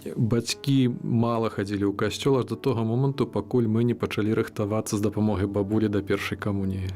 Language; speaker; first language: Belarusian; native; Belarusian